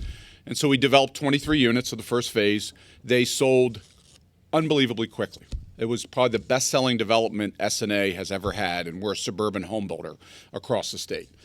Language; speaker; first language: English; native; English